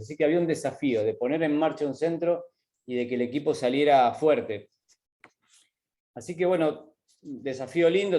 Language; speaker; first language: Spanish; native; Spanish